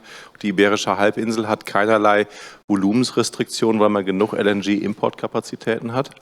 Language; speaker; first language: German; native; German